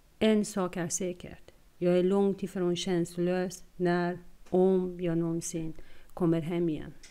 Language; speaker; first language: Swedish; non-native, fluent; Persian